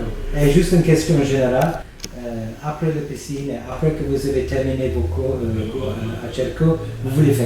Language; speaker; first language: French; non-native, fluent; English